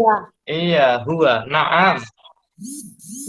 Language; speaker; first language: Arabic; non-native, fluent; Indonesian